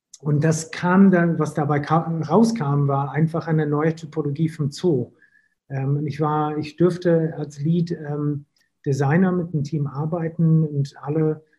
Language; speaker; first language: German; non-native, fluent; English